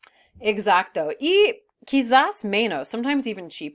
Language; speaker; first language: Spanish; non-native, fluent; English